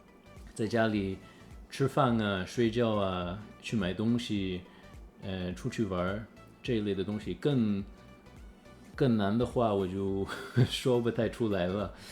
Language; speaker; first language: Chinese; early bilingual, heritage; English